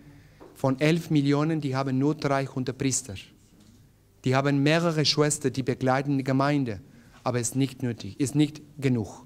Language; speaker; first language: German; non-native, learner; Spanish